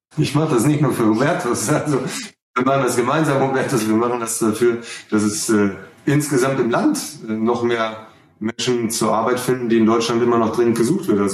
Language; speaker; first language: German; native; German